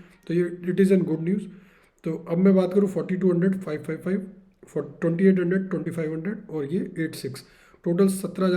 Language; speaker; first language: Hindi; native; Hindi